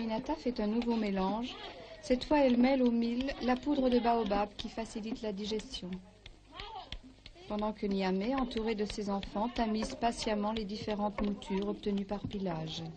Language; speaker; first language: French; native; French